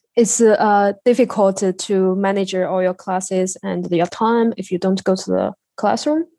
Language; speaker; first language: English; non-native, learner; Chinese